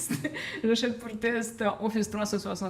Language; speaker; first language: French; non-native, learner; Ukrainian